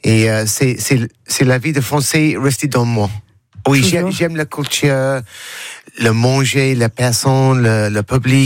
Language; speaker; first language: French; non-native, learner; English